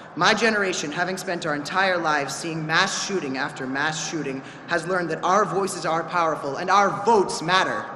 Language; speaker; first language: English; native; English